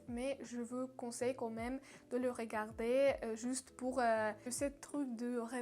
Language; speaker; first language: French; non-native, learner; Russian